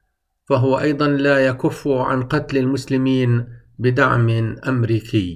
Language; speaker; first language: Arabic; native; Arabic